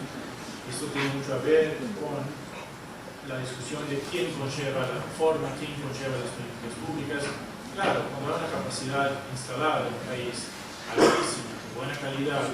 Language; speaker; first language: Spanish; non-native, fluent; Portuguese